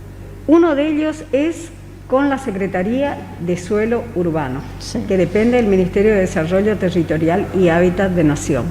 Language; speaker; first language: Spanish; native; Spanish